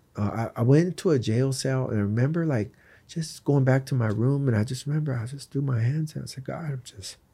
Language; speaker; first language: English; native; English